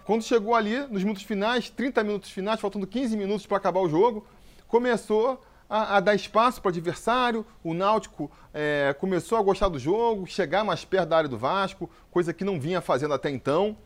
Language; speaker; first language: Portuguese; native; Portuguese